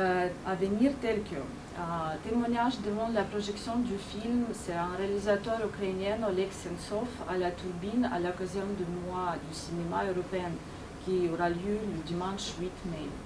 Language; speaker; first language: French; non-native, fluent; Ukrainian